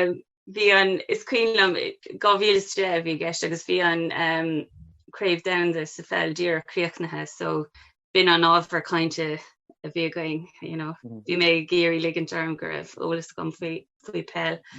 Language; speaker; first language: Irish; non-native, local second language; English